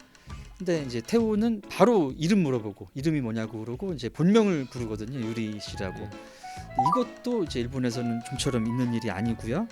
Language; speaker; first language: Korean; native; Korean